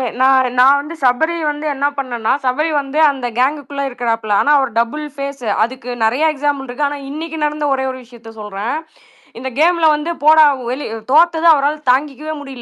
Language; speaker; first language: Tamil; native; Tamil